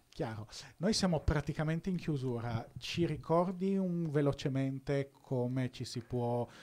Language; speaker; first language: Italian; native; Italian